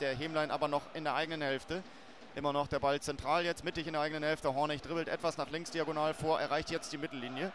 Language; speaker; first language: German; native; German